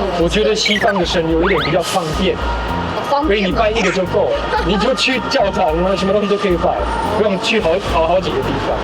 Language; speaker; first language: Chinese; non-native, fluent; German